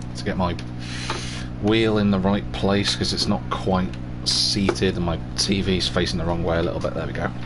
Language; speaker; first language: English; native; English